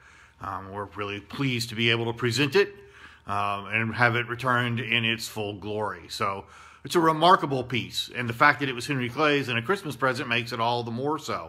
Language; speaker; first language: English; native; English